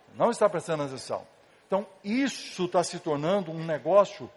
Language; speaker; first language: Portuguese; native; Portuguese